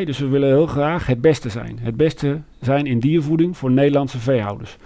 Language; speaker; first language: Dutch; native; Dutch